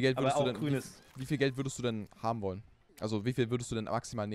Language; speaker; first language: German; native; German